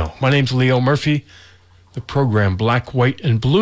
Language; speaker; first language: English; native; English